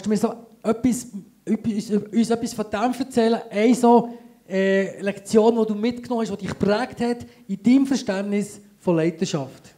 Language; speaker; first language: German; native; German